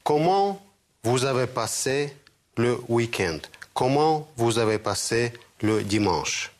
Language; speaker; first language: French; non-native, fluent; Russian